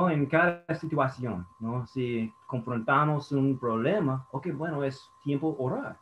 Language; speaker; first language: Spanish; non-native, fluent; English